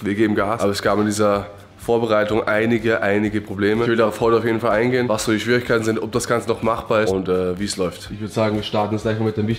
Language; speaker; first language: German; native; German